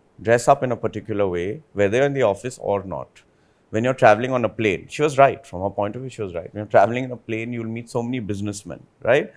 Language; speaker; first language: English; non-native, local second language; Hindi